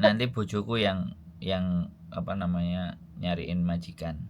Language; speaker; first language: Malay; non-native, local second language; Javanese